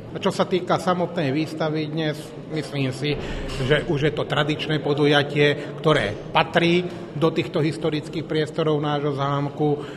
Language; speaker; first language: Slovak; native; Slovak